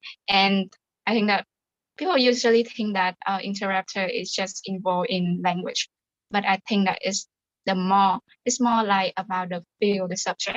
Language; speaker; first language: English; non-native, fluent; Vietnamese